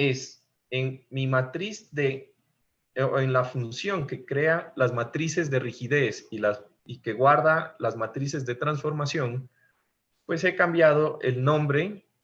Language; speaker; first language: Spanish; native; Spanish